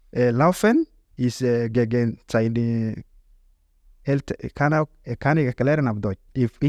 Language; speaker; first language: German; non-native, learner; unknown